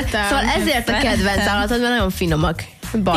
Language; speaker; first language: Hungarian; native; Hungarian